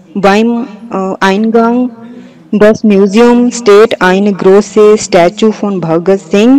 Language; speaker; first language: German; non-native, learner; Punjabi